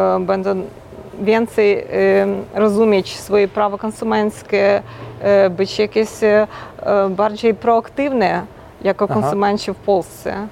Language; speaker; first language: Polish; non-native, local second language; Ukrainian